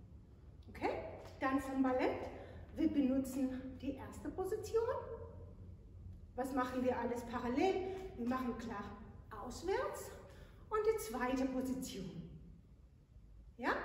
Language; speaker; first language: German; non-native, fluent; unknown